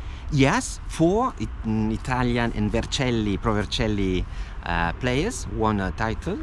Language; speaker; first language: English; non-native, fluent; Italian